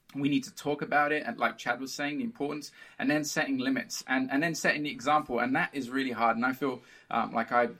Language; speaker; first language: English; early bilingual, other home language; Portuguese